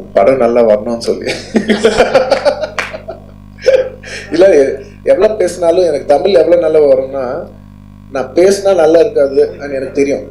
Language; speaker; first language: Tamil; non-native, local second language; Telugu